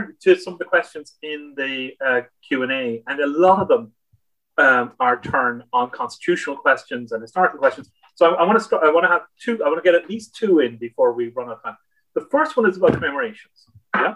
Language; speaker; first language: English; native; English